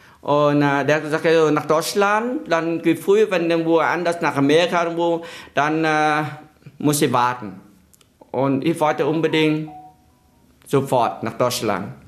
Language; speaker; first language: German; non-native, fluent; Vietnamese